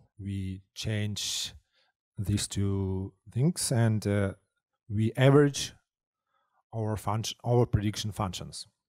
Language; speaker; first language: English; non-native, fluent; Russian